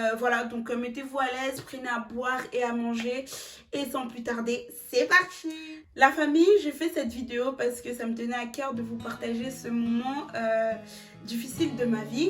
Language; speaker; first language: French; early bilingual, other home language; Lingala